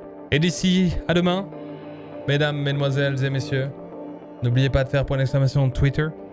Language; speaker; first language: French; native; French